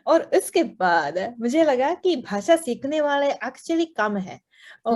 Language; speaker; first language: Hindi; non-native, fluent; Japanese